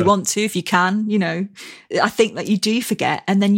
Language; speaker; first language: English; native; English